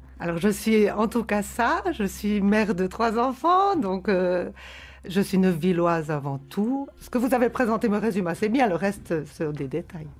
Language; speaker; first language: French; native; French